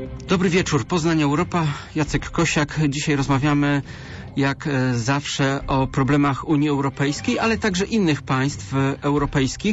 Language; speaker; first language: Polish; native; Polish